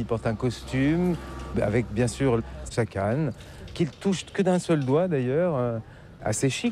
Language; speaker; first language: French; native; French